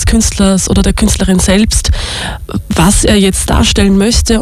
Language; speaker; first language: German; native; German